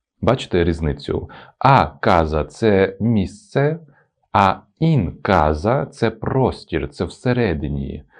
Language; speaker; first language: Ukrainian; non-native, local second language; Russian